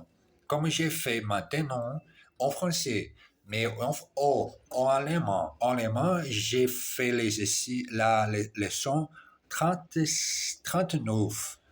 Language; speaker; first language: French; non-native, learner; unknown